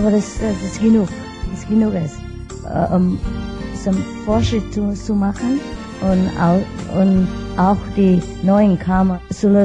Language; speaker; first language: German; non-native, fluent; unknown